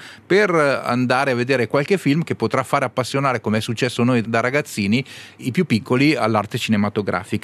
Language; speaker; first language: Italian; native; Italian